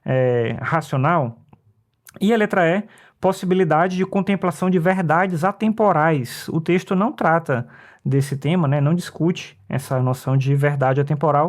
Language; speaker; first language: Portuguese; native; Portuguese